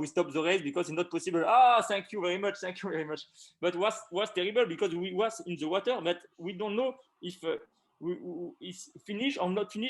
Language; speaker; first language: English; non-native, learner; French